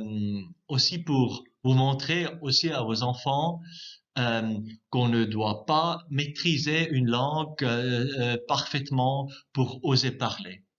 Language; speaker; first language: French; non-native, local second language; German